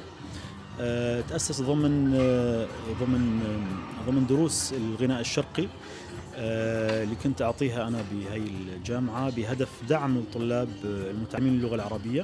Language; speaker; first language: Arabic; native; Arabic